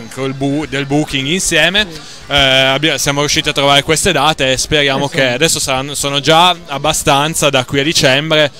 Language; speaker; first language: Italian; native; Italian